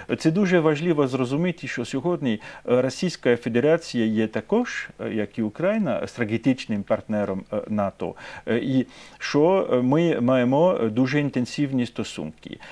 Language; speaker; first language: Ukrainian; non-native, fluent; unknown